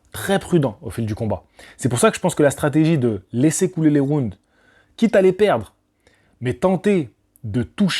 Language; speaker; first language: French; native; French